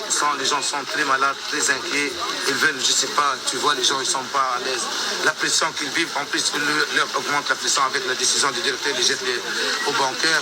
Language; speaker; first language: French; non-native, local second language; Arabic